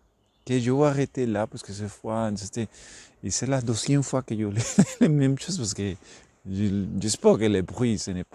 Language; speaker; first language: French; non-native, learner; Spanish